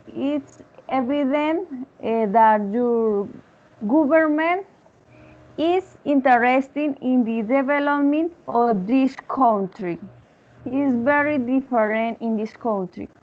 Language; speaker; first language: English; non-native, learner; Spanish